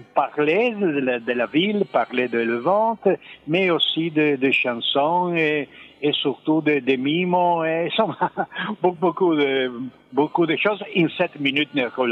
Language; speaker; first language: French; non-native, learner; Italian